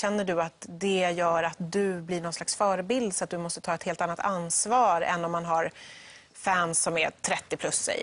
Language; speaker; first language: Swedish; native; Swedish